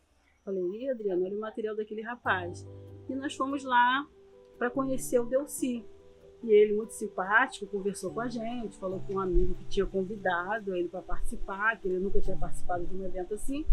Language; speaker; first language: Portuguese; native; Portuguese